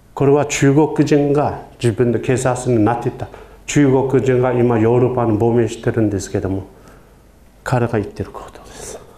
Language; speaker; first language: Japanese; non-native, fluent; Uyghur